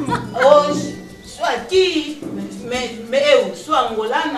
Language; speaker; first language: Portuguese; non-native, learner; Lingala